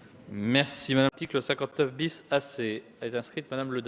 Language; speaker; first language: French; native; French